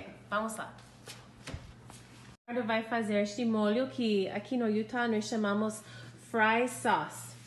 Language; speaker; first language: Portuguese; non-native, learner; English